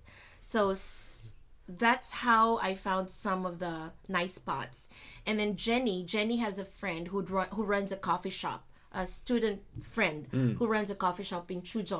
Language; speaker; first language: English; non-native, local second language; Filipino